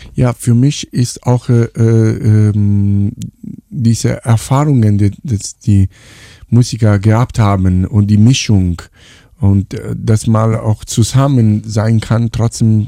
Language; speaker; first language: German; non-native, fluent; Italian